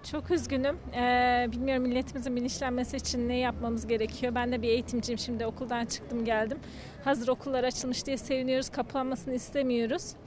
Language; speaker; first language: Turkish; native; Turkish